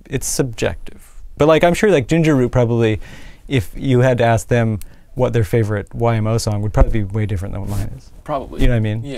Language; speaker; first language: English; native; English